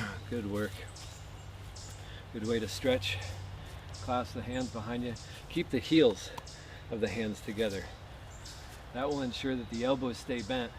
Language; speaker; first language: English; native; English